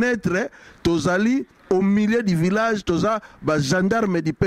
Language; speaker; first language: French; non-native, local second language; Lingala